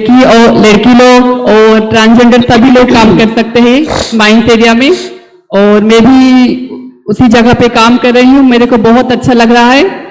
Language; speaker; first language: Hindi; non-native, local second language; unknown